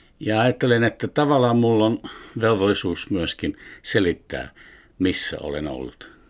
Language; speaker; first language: Finnish; non-native, fluent; English